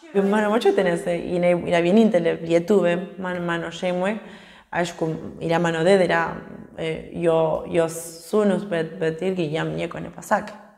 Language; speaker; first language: Lithuanian; early bilingual, heritage; Spanish